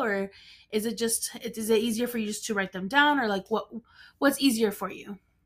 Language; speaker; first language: English; early bilingual, other home language; Spanish